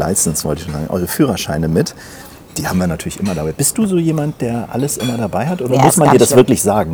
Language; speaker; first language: German; native; German